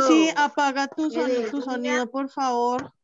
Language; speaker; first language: Spanish; native; Spanish